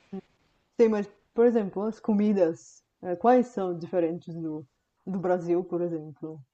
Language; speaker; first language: Portuguese; non-native, fluent; Bulgarian